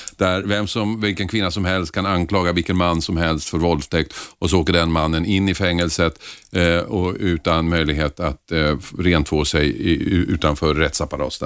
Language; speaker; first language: Swedish; native; Swedish